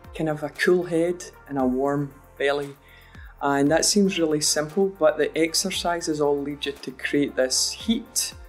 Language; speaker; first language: English; native; English